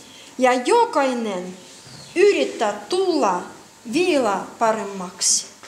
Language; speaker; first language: Finnish; non-native, learner; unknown